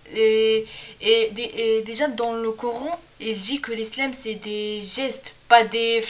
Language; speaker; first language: French; non-native, local second language; Arabic